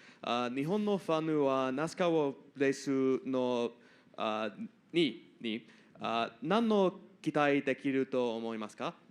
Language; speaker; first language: Japanese; non-native, learner; English